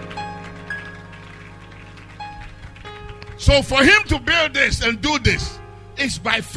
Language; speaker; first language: English; non-native, local second language; Akan